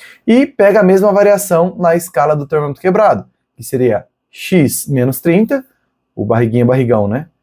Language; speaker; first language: Portuguese; native; Portuguese